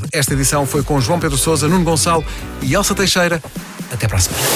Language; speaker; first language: Portuguese; native; Portuguese